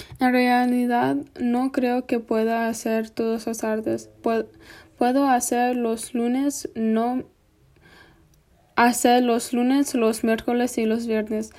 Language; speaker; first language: Spanish; non-native, fluent; English